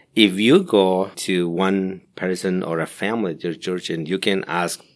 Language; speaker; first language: English; non-native, learner; Spanish